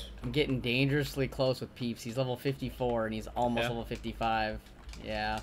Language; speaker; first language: English; native; English